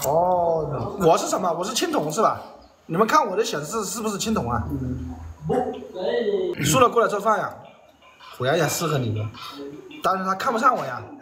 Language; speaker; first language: Chinese; native; Chinese